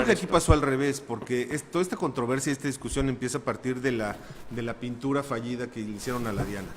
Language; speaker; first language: Spanish; native; Spanish